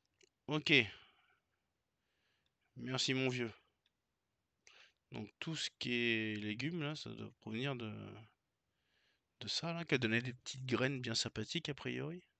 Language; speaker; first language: French; native; French